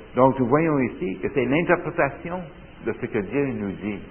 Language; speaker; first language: French; native; French